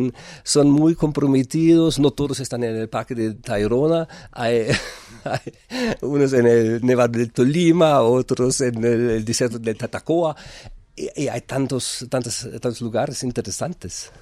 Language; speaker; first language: Spanish; non-native, fluent; German